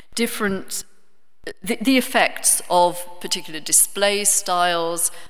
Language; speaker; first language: English; native; English